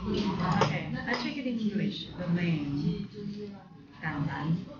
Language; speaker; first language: English; non-native, learner; Chinese